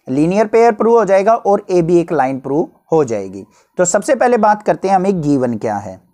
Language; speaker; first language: Hindi; native; Hindi